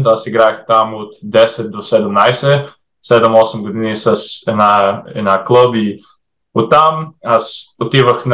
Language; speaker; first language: Bulgarian; early bilingual, heritage; English